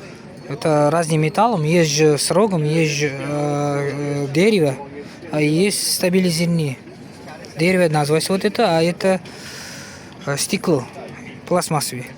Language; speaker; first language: Russian; non-native, learner; Uzbek